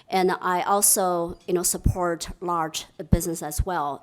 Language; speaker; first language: English; non-native, fluent; Chinese